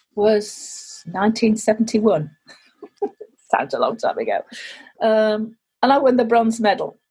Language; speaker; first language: English; native; English